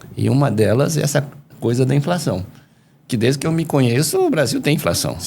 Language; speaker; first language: Portuguese; early bilingual, other home language; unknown